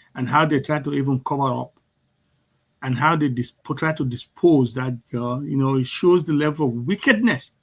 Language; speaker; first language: English; non-native, local second language; Yoruba